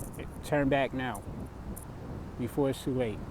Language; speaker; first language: English; native; English